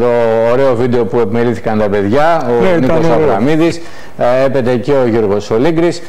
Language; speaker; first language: Greek; native; Greek